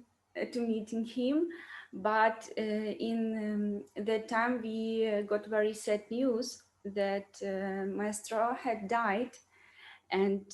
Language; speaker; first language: English; non-native, learner; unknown